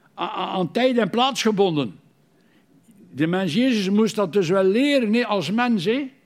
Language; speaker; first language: Dutch; native; Dutch